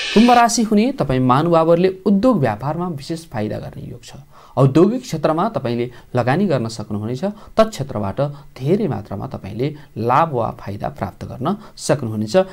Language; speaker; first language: Nepali; native; Nepali